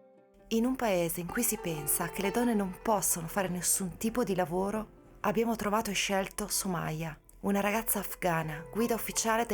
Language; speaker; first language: Italian; native; Italian